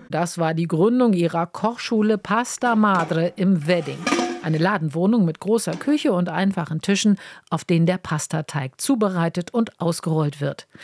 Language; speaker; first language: German; native; German